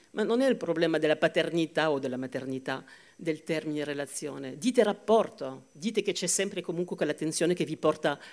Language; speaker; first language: Italian; non-native, fluent; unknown